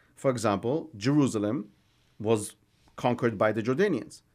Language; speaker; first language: English; non-native, fluent; Hebrew